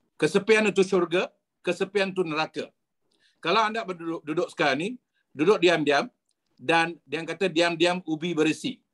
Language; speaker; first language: Malay; non-native, local second language; Tamil